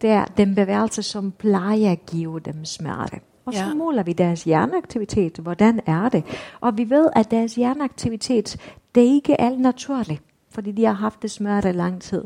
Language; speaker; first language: Danish; non-native, fluent; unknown